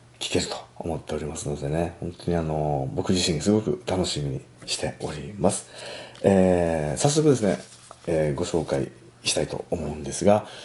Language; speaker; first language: Japanese; native; Japanese